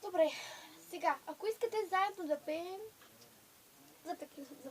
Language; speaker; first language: Bulgarian; non-native, local second language; Turkish